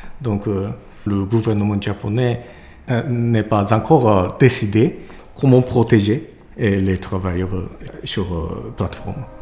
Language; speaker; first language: French; non-native, learner; Japanese